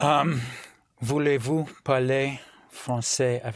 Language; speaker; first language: French; non-native, learner; English